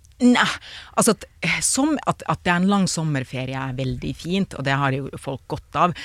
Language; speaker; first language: Norwegian; non-native, fluent; Finnish